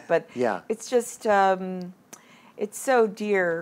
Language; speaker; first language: English; native; English